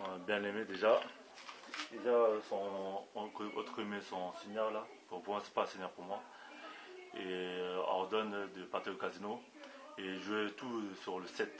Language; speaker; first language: French; native; French